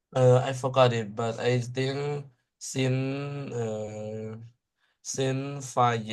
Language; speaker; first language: English; non-native, learner; Thai